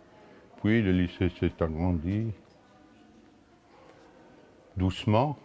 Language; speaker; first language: French; non-native, local second language; Luxembourgish